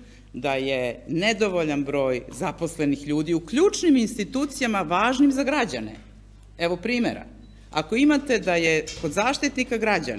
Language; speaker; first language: Serbian; native; Serbian